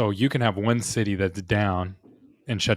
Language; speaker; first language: English; native; English